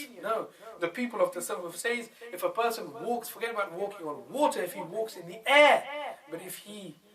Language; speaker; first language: English; native; English